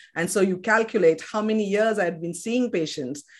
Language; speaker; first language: English; non-native, local second language; Kannada